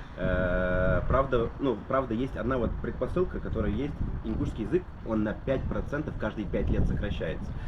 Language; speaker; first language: Russian; non-native, local second language; Ingush